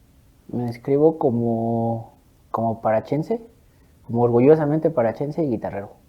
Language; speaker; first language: Spanish; native; Spanish